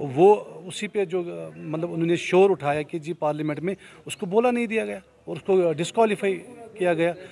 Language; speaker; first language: Hindi; non-native, local second language; Kashmiri